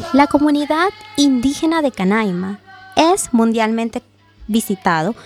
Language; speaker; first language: Spanish; non-native, local second language; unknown